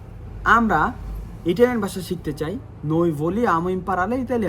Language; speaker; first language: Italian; non-native, fluent; Bangla